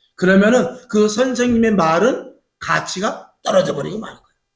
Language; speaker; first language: Korean; native; Korean